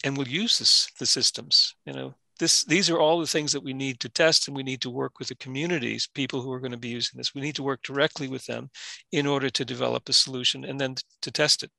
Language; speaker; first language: English; native; English